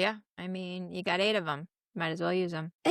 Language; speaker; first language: English; native; English